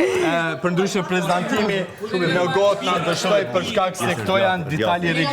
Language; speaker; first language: Albanian; native; Albanian